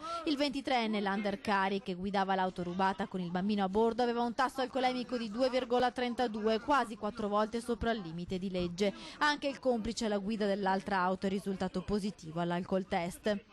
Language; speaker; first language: Italian; native; Italian